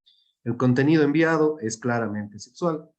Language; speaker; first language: Spanish; native; Spanish